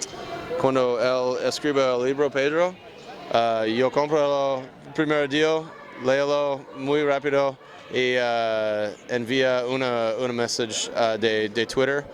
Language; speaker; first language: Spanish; non-native, learner; English